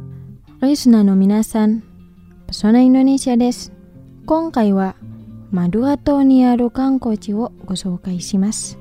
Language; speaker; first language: Japanese; non-native, fluent; Indonesian